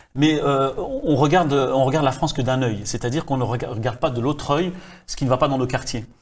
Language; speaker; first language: French; native; French